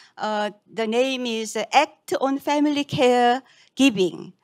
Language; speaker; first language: English; non-native, fluent; Korean